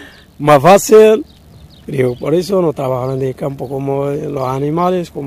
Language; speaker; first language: Spanish; non-native, learner; Arabic